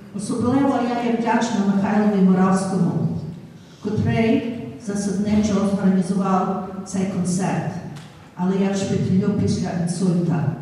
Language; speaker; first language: Ukrainian; early bilingual, heritage; Ukrainian